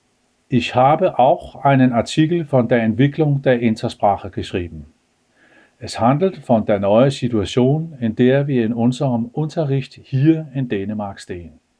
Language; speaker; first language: German; non-native, fluent; Danish